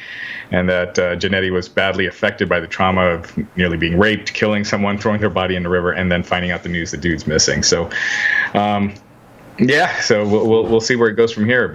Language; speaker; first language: English; native; English